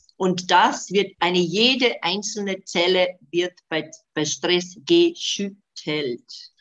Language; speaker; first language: German; non-native, fluent; Bosnian